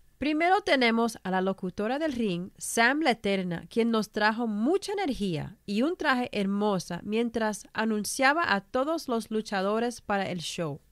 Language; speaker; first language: Spanish; early bilingual, heritage; Spanish